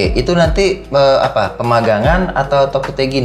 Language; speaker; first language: Indonesian; native; Indonesian